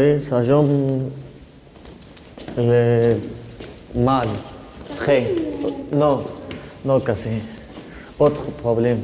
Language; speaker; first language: French; non-native, learner; Persian